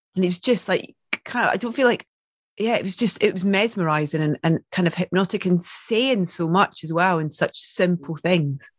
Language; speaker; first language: English; native; English